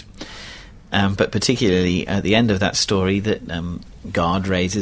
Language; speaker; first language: English; native; English